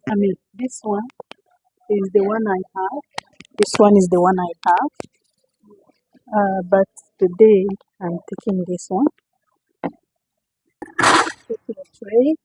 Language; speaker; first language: English; non-native, fluent; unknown